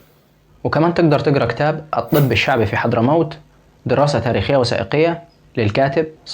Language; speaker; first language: Arabic; native; Arabic